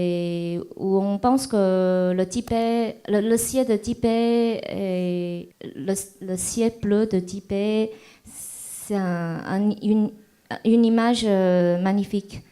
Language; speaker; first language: French; non-native, fluent; Chinese